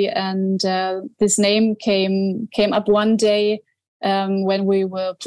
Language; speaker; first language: English; non-native, fluent; German